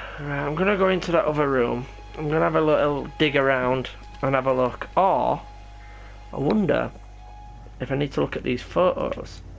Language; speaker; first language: English; native; English